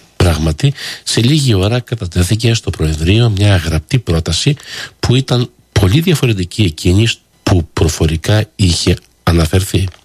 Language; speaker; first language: Greek; early bilingual, heritage; Greek